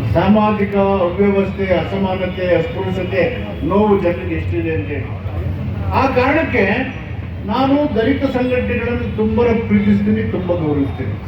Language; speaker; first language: Kannada; native; Kannada